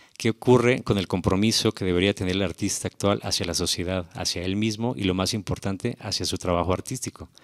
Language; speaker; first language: Spanish; native; Spanish